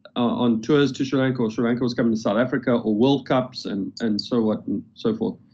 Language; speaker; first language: English; native; English